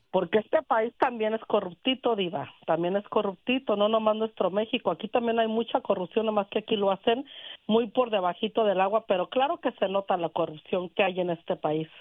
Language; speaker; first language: Spanish; native; Spanish